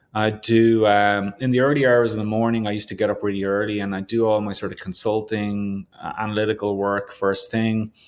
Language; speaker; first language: English; native; English